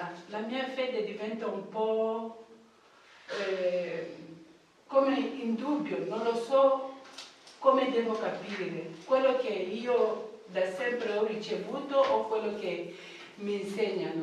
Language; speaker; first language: Italian; non-native, learner; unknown